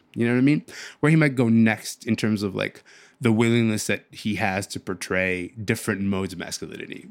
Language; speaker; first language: English; early bilingual, other home language; Arabic